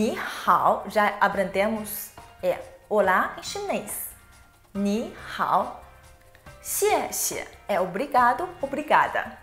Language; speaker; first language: Portuguese; non-native, fluent; Chinese